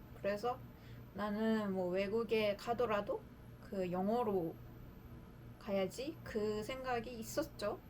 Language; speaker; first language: Korean; non-native, fluent; Uzbek